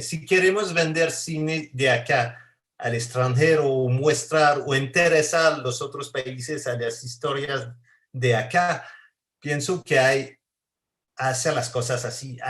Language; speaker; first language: Spanish; non-native, fluent; French